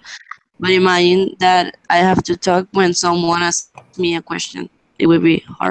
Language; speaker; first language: English; non-native, learner; Spanish